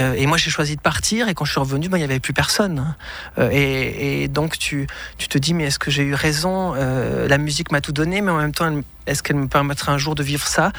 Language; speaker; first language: French; native; French